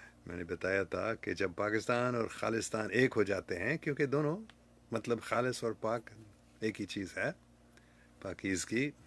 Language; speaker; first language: Hindi; non-native, fluent; English